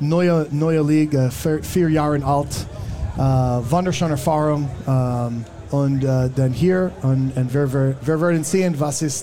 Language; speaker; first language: German; non-native, learner; English